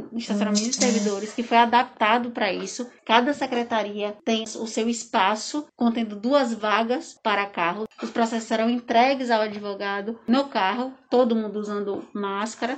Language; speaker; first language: Portuguese; native; Portuguese